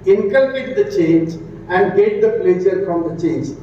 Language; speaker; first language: English; non-native, local second language; Marathi